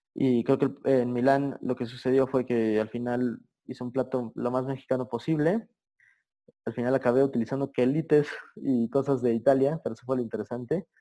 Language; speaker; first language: Spanish; native; Spanish